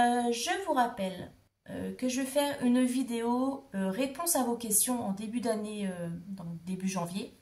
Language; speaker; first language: French; native; French